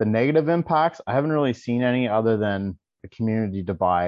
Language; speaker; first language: English; native; English